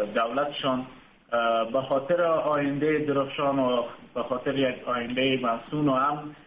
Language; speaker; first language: Persian; native; Persian